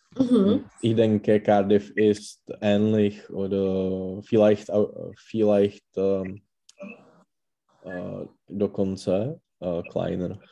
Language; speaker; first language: German; non-native, learner; Czech